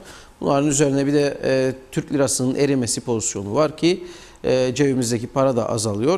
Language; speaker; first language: Turkish; native; Turkish